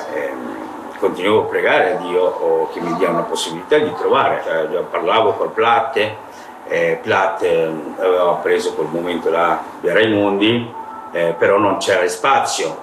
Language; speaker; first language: Italian; non-native, fluent; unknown